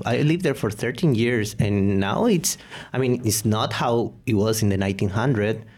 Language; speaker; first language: English; non-native, fluent; Spanish